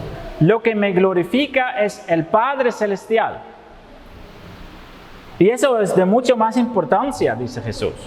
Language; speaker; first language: Spanish; non-native, fluent; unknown